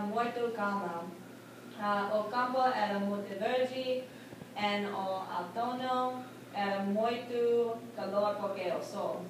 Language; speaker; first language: Portuguese; non-native, learner; English